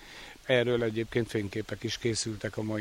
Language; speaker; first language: Hungarian; native; Hungarian